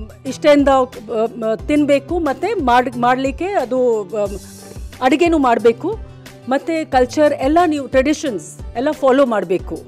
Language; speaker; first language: Kannada; non-native, learner; Hindi